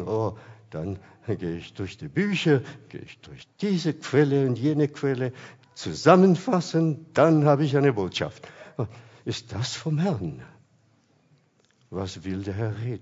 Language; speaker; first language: German; non-native, fluent; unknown